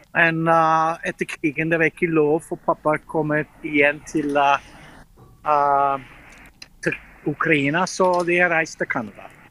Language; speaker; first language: Norwegian; non-native, fluent; English